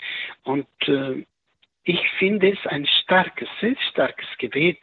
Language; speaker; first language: German; non-native, learner; Arabic